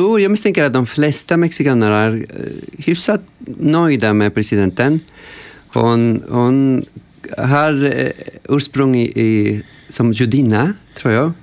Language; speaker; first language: Swedish; non-native, fluent; Spanish